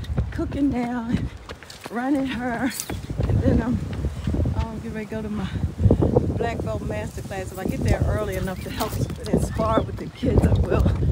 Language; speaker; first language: English; native; English